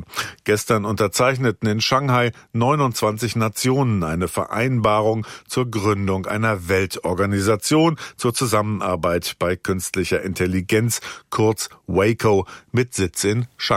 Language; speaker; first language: German; native; German